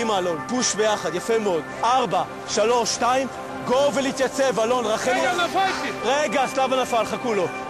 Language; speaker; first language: Hebrew; native; Hebrew